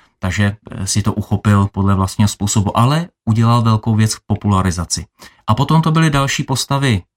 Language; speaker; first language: Czech; native; Czech